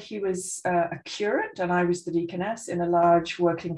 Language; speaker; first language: English; native; English